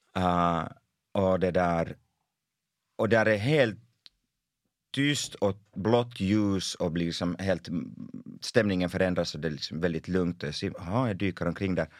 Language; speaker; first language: Swedish; native; Swedish